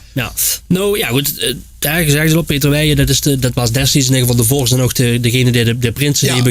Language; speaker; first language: Dutch; native; Dutch